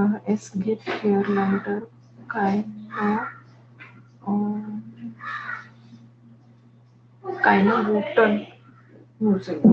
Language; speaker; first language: German; non-native, learner; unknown